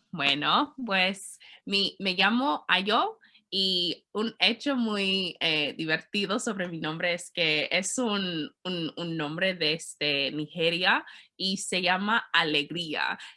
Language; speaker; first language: Spanish; non-native, learner; English